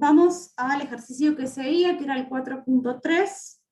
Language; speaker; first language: Spanish; native; Spanish